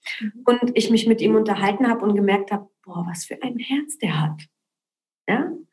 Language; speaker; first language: German; early bilingual, other home language; Polish